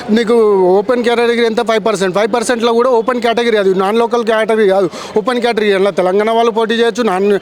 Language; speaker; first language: Telugu; native; Telugu